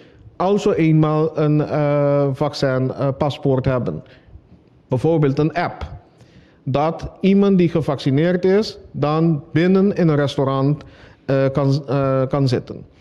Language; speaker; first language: Dutch; non-native, local second language; Papiamento